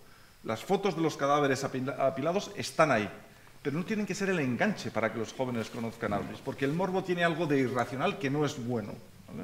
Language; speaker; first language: Spanish; native; Spanish